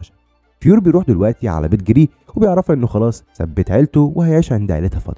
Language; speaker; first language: Arabic; native; Arabic